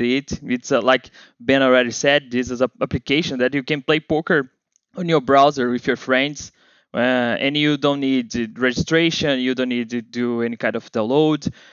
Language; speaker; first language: English; non-native, fluent; Portuguese